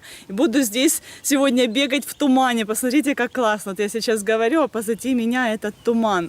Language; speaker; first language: Russian; native; Russian